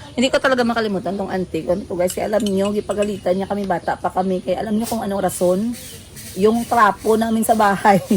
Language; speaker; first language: Filipino; non-native, local second language; Hiligaynon